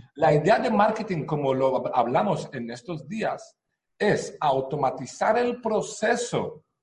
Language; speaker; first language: Spanish; non-native, fluent; Hebrew